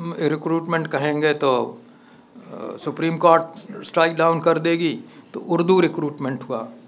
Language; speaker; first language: Hindi; native; Hindi